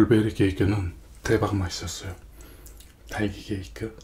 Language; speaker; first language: Korean; non-native, fluent; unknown